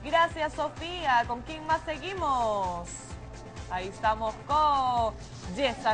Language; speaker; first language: Spanish; native; Spanish